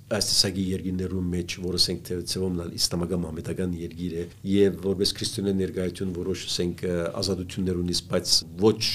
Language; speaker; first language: Armenian; early bilingual, heritage; Arabic